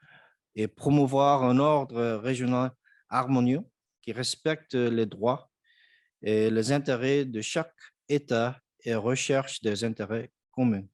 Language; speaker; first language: French; non-native, fluent; Korean